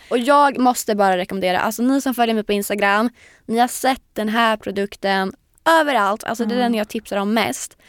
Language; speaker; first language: Swedish; native; Swedish